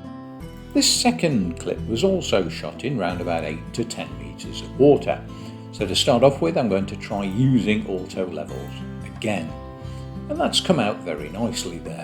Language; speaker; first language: English; native; English